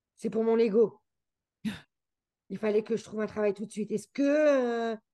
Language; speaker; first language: French; native; French